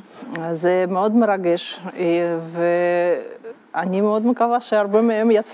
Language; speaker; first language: Hebrew; non-native, fluent; Russian